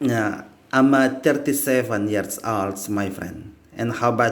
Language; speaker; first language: English; non-native, learner; Indonesian